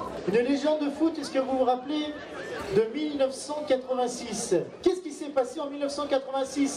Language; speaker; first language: French; native; French